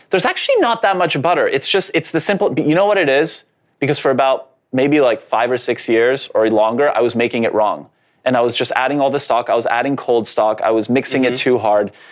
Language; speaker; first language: English; non-native, fluent; Polish